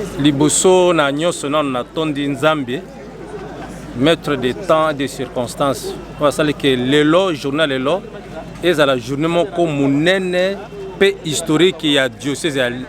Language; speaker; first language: Lingala; native; Lingala